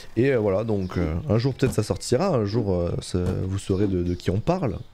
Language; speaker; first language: French; native; French